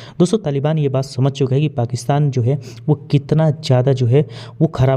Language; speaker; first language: Hindi; native; Hindi